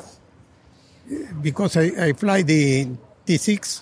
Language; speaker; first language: English; non-native, learner; Spanish